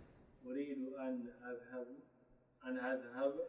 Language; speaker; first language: Arabic; non-native, learner; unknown